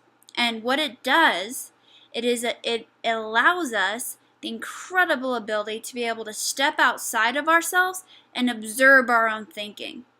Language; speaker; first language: English; native; English